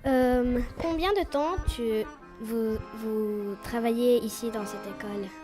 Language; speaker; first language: French; non-native, learner; Spanish